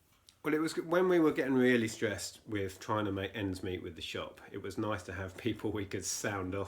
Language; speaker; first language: English; native; English